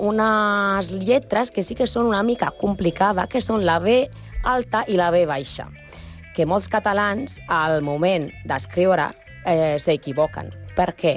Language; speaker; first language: Catalan; non-native, learner; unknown